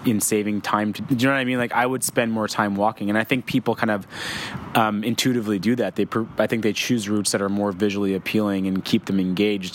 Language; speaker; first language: English; native; English